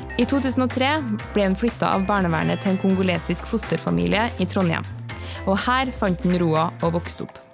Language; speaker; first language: Norwegian; native; Norwegian